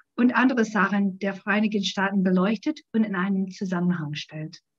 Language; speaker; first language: German; non-native, fluent; English